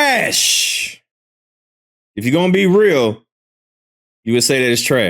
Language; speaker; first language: English; native; English